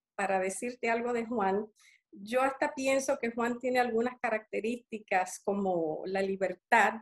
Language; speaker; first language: Spanish; early bilingual, other home language; English